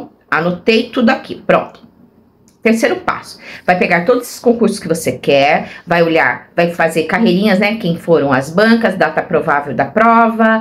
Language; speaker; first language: Portuguese; native; Portuguese